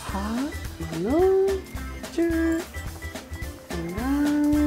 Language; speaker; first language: Korean; non-native, learner; English